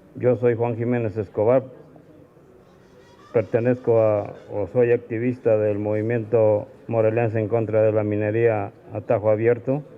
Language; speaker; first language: Spanish; native; Spanish